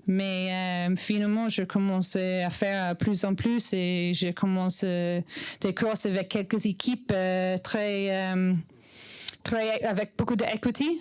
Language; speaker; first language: French; non-native, learner; English